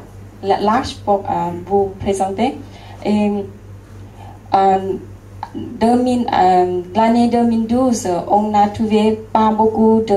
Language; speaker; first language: French; non-native, learner; Lao